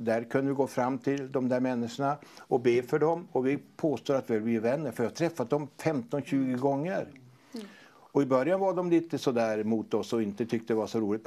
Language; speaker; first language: Swedish; native; Swedish